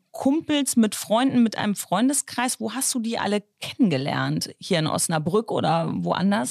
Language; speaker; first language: German; native; German